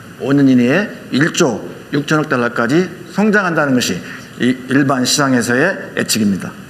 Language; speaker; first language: Korean; native; Korean